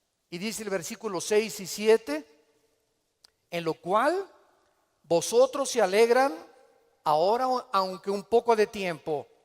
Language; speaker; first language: Spanish; native; Spanish